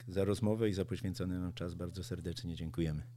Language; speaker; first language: Polish; native; Polish